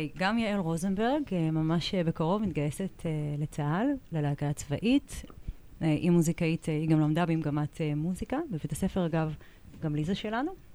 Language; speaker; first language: Hebrew; native; Hebrew